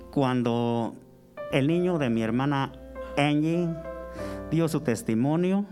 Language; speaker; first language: Spanish; native; Spanish